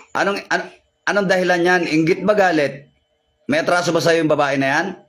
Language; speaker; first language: Filipino; native; Filipino